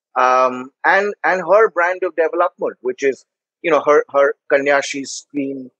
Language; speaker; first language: English; non-native, local second language; Bangla